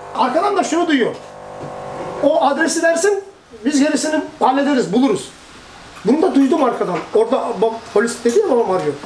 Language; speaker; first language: Turkish; early bilingual, heritage; Turkish